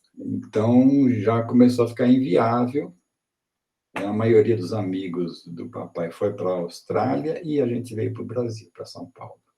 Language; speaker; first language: Portuguese; early bilingual, other home language; Italian